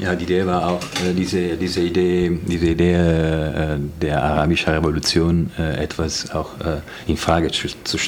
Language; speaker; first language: German; non-native, fluent; Italian